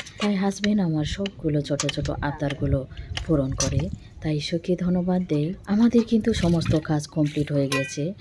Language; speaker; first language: Bangla; non-native, local second language; Bodo